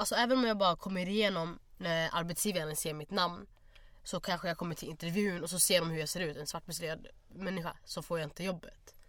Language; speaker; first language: Swedish; early bilingual, other home language; Somali